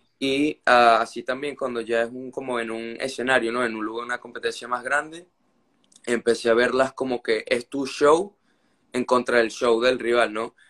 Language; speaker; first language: Spanish; native; Spanish